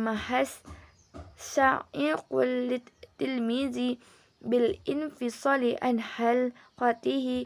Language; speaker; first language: Arabic; non-native, learner; Indonesian